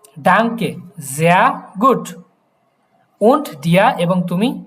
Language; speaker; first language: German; non-native, learner; Bangla